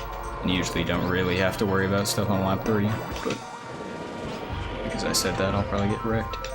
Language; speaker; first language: English; native; English